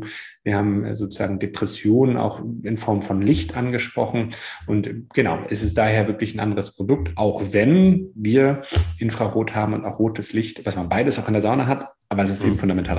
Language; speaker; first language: German; native; German